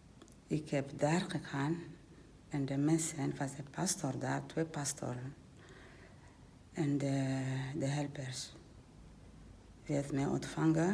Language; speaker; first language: Dutch; non-native, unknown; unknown